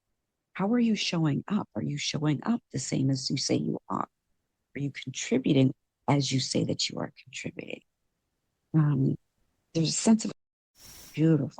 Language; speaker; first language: English; native; English